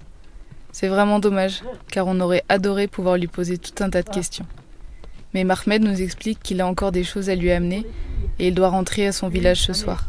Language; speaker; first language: French; native; French